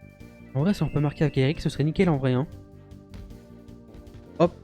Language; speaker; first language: French; native; French